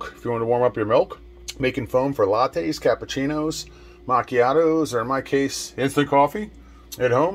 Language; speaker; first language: English; native; English